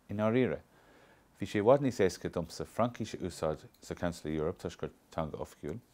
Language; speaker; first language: Irish; non-native, local second language; English